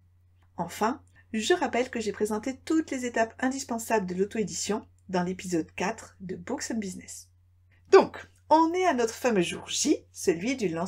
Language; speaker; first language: French; native; French